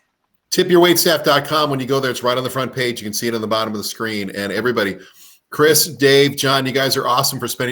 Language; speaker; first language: English; native; English